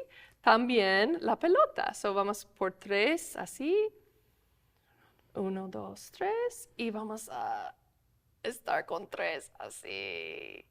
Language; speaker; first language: Spanish; non-native, fluent; English